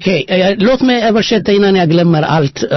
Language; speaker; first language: Swedish; non-native, fluent; Amharic